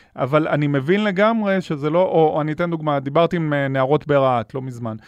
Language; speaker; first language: Hebrew; native; Hebrew